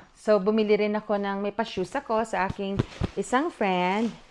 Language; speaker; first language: Filipino; native; Filipino